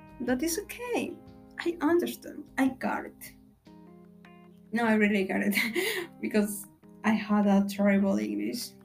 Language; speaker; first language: English; non-native, learner; Spanish